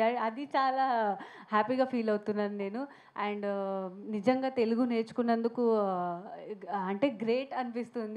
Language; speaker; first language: Telugu; non-native, learner; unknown